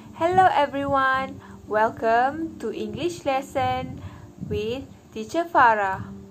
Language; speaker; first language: English; non-native, local second language; Malay